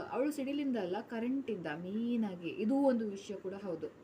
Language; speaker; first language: Kannada; non-native, local second language; Tulu